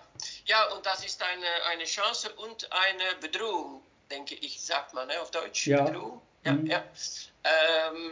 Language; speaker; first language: German; non-native, fluent; Dutch